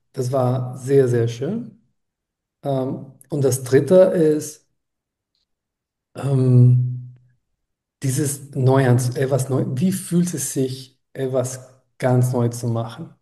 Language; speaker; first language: German; non-native, fluent; Spanish